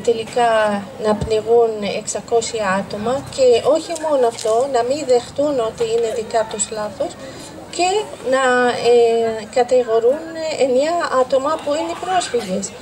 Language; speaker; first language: Greek; non-native, fluent; Arabic